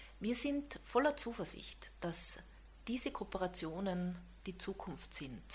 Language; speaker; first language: German; native; German